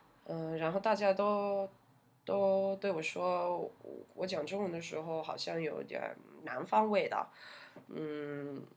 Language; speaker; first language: Chinese; early bilingual, heritage; Chinese